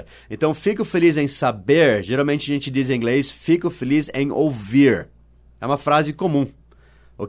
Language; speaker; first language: Portuguese; non-native, fluent; English